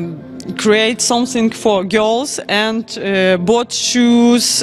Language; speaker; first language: English; non-native, learner; Ukrainian